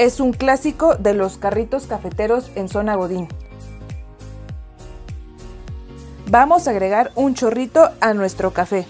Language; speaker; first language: Spanish; native; Spanish